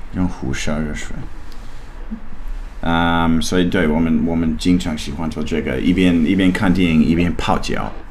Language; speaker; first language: Chinese; non-native, learner; English